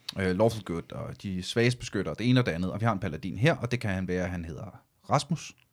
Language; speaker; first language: Danish; native; Danish